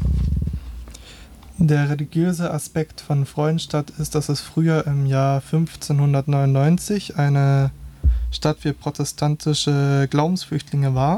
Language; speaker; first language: German; native; German